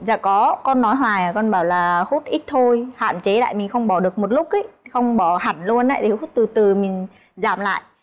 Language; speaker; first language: Vietnamese; native; Vietnamese